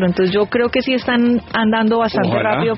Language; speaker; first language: Spanish; native; Spanish